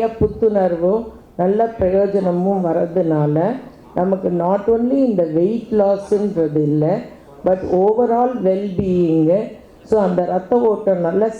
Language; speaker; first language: Tamil; native; Tamil